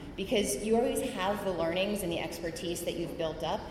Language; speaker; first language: English; native; English